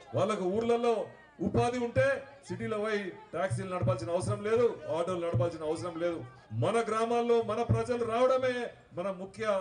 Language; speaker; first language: Telugu; native; Telugu